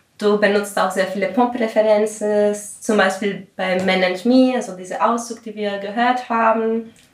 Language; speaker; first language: German; non-native, fluent; Greek